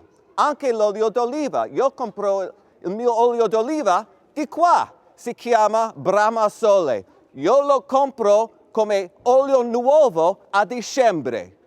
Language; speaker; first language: Italian; non-native, fluent; English